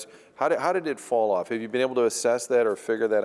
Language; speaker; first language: English; native; English